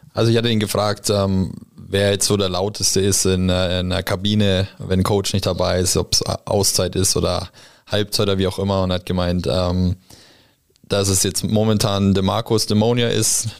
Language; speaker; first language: German; native; German